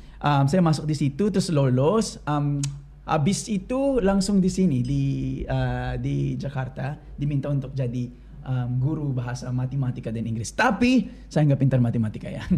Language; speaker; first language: Indonesian; non-native, fluent; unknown